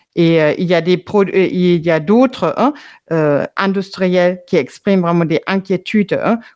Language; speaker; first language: French; non-native, fluent; German